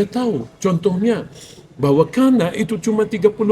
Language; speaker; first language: Indonesian; non-native, fluent; Arabic